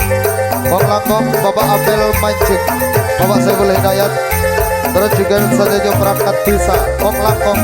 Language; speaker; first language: Indonesian; non-native, local second language; Madurese